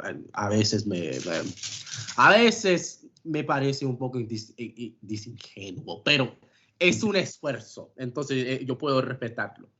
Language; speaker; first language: Spanish; non-native, fluent; English